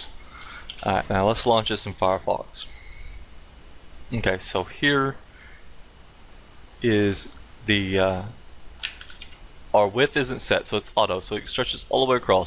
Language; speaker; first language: English; native; English